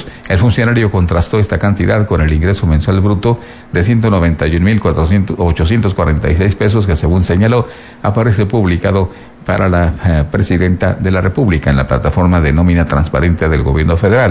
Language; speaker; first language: Spanish; native; Spanish